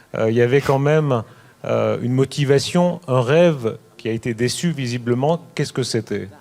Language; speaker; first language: French; native; French